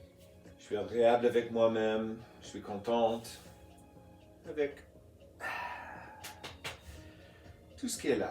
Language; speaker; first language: French; non-native, fluent; English